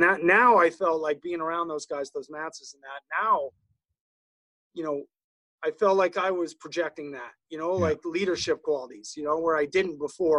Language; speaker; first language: English; native; English